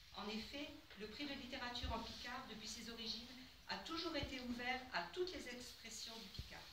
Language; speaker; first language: French; native; French